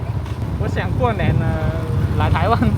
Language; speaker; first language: Chinese; non-native, learner; Vietnamese